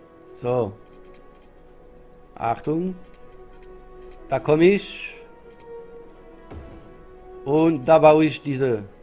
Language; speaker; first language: German; non-native, learner; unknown